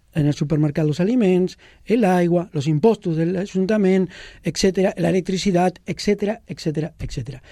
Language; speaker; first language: Catalan; non-native, local second language; Spanish